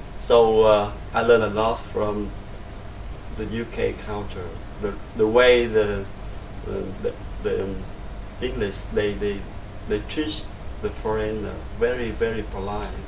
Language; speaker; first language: English; non-native, learner; Vietnamese